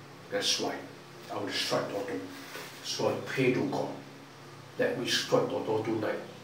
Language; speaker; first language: English; non-native, local second language; Chinese